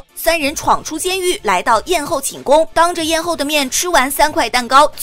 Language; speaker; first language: Chinese; native; Chinese